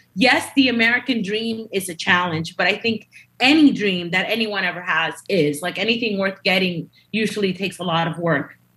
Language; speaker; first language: English; early bilingual, other home language; Spanish